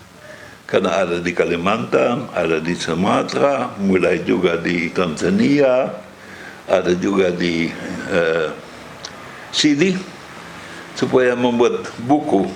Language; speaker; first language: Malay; non-native, fluent; Dutch